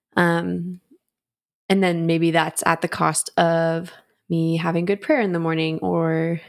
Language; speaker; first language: English; native; English